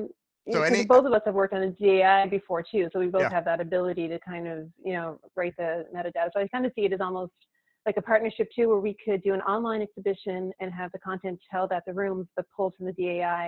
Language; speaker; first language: English; native; English